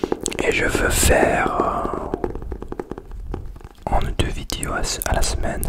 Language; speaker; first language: French; non-native, learner; English